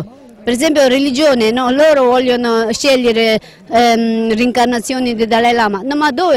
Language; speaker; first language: Italian; non-native, learner; Tibetan